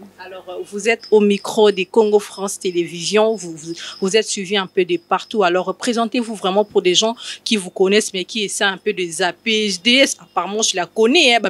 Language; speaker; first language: French; non-native, local second language; Lingala